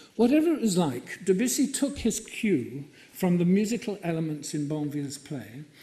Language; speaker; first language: English; native; English